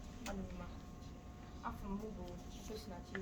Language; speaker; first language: Igbo; early bilingual, heritage; Igbo